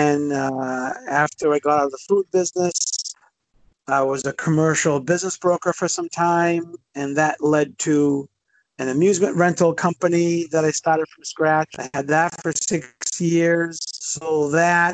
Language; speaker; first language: English; native; English